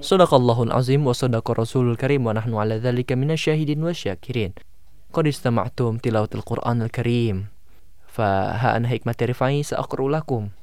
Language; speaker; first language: Arabic; non-native, fluent; Indonesian